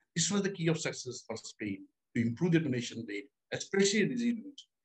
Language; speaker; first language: English; non-native, local second language; Hindi